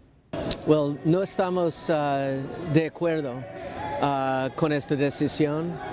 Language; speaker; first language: Spanish; non-native, learner; English